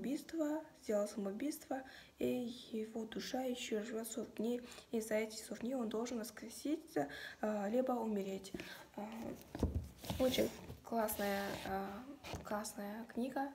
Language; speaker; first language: Russian; non-native, local second language; Kazakh